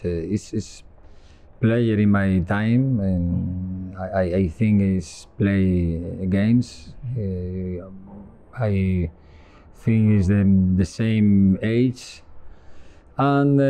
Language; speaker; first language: English; non-native, learner; Spanish